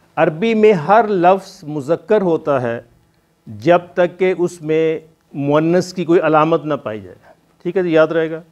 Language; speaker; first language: Urdu; non-native, local second language; Punjabi